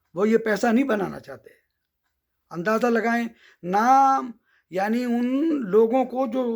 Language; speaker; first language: Urdu; native; Urdu